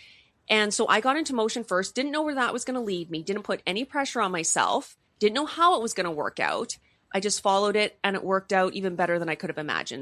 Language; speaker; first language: English; native; English